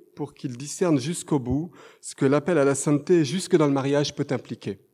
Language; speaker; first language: French; native; French